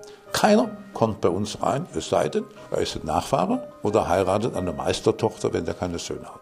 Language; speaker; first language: German; native; German